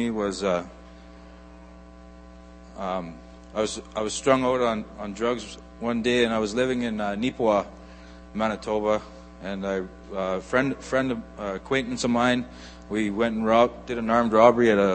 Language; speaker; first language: English; native; English